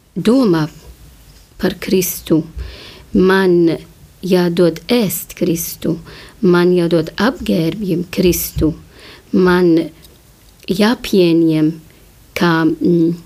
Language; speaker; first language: Latvian; non-native, learner; Maltese